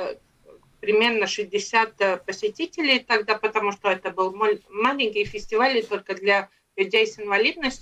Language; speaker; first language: Russian; non-native, local second language; Latvian